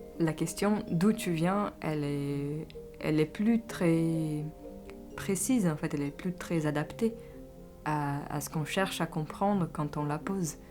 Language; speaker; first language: French; early bilingual, other home language; Portuguese